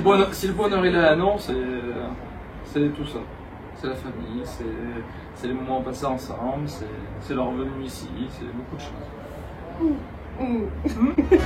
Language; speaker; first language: French; native; French